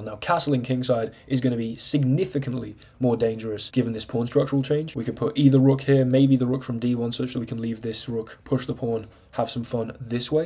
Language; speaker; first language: English; native; English